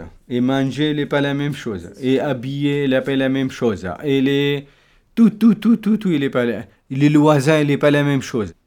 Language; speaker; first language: French; non-native, learner; Kurdish